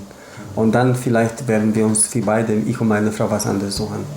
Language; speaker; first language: German; non-native, fluent; Polish